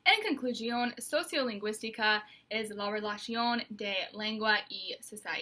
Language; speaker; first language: Spanish; non-native, learner; English